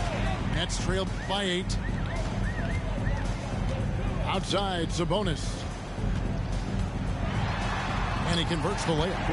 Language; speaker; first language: English; native; English